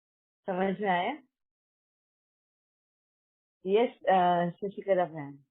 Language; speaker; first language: Hindi; native; Hindi